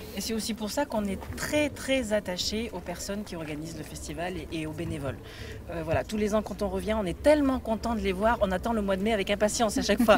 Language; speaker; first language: French; early bilingual, other home language; Arabic